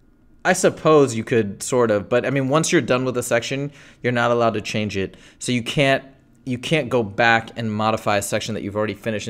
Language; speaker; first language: English; native; English